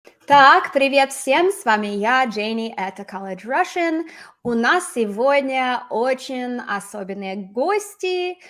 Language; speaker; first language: Russian; non-native, fluent; English